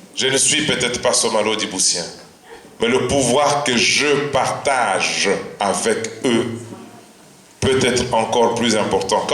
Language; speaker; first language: French; non-native, local second language; Luba-Lulua